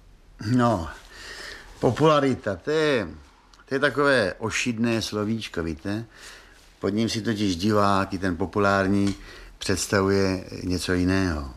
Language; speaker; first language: Czech; native; Czech